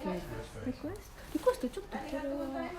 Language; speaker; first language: Japanese; non-native, learner; Russian